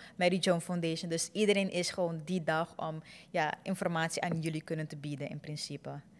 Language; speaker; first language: Dutch; non-native, local second language; Papiamento